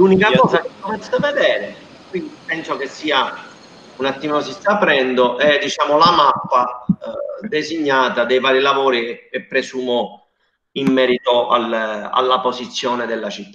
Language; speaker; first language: Italian; native; Italian